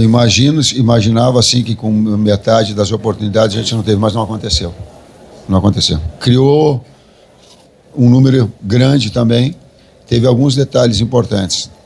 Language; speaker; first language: Portuguese; native; Portuguese